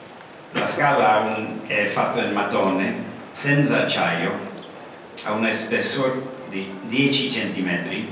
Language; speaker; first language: Italian; non-native, learner; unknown